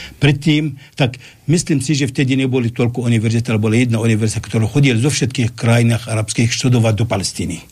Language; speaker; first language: Slovak; non-native, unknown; Arabic